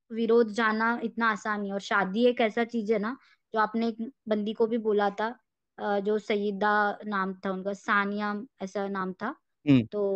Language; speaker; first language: Hindi; native; Hindi